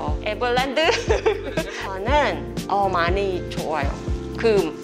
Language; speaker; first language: Korean; non-native, fluent; Thai